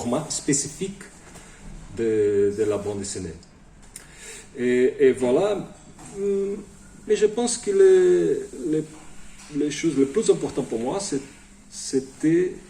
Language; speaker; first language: French; non-native, fluent; Portuguese